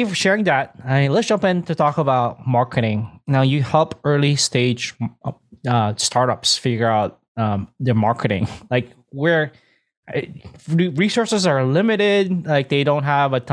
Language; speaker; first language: English; non-native, local second language; Filipino